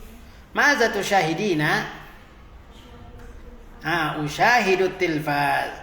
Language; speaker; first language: Arabic; non-native, fluent; Indonesian